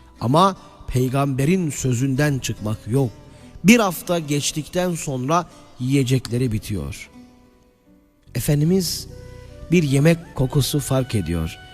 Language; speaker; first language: Turkish; native; Turkish